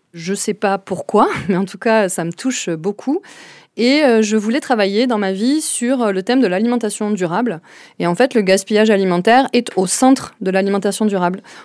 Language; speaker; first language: French; native; French